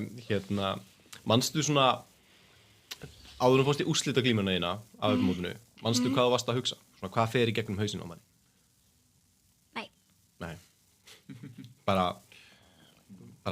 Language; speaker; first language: Icelandic; native; Icelandic